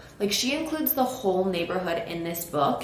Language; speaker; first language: English; native; English